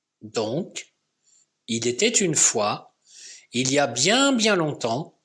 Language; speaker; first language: French; native; French